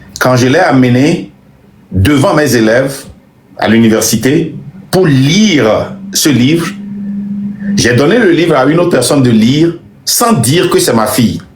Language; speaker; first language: French; non-native, local second language; Ewe